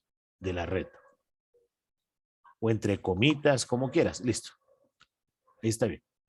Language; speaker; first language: Spanish; native; Spanish